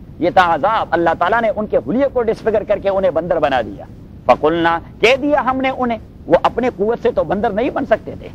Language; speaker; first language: Urdu; non-native, local second language; Pashto